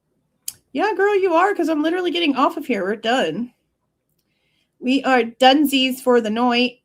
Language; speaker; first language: English; native; English